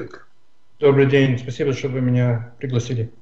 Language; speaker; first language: Russian; non-native, fluent; English